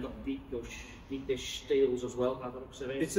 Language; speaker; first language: English; native; English